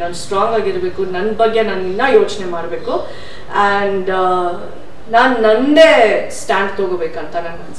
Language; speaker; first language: Kannada; non-native, fluent; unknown